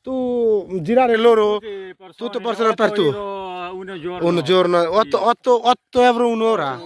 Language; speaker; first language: Italian; non-native, learner; Bangla